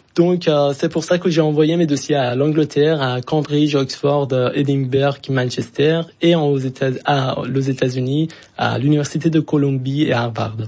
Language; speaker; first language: French; non-native, fluent; Persian